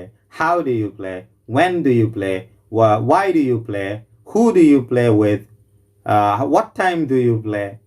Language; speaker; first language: English; non-native, local second language; Malayalam